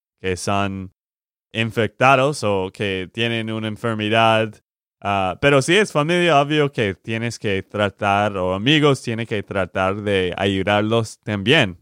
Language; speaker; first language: Spanish; non-native, learner; English